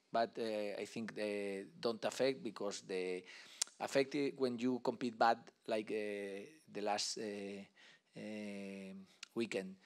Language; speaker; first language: English; non-native, learner; Spanish